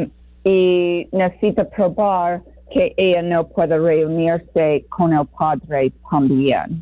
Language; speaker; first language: Spanish; non-native, fluent; English